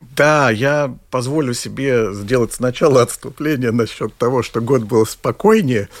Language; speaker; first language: Russian; native; Russian